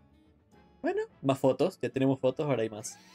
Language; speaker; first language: Spanish; native; Spanish